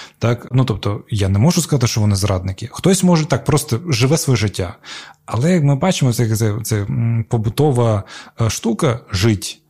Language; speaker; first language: Ukrainian; non-native, local second language; Crimean Tatar